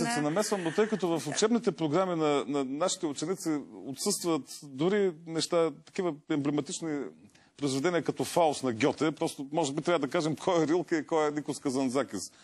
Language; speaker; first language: Bulgarian; native; Bulgarian